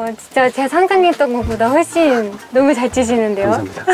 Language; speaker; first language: Korean; non-native, fluent; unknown